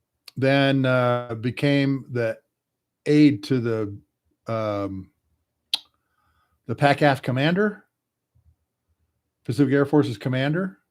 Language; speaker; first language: English; native; English